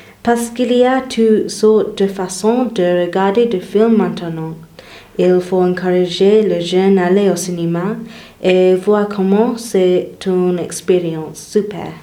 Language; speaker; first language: French; non-native, learner; English